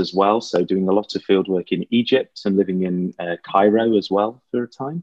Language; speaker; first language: English; native; English